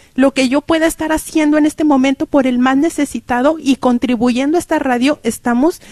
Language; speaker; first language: Spanish; native; Spanish